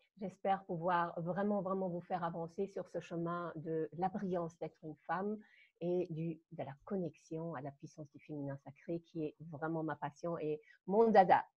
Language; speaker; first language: French; non-native, fluent; German